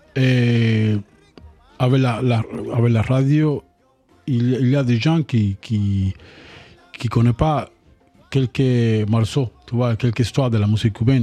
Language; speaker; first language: French; non-native, learner; Spanish